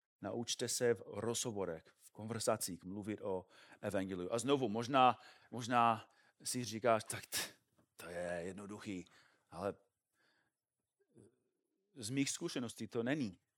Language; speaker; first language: Czech; non-native, fluent; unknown